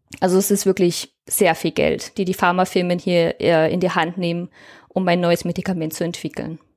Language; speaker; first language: German; native; German